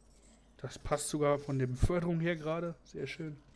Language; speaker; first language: German; native; German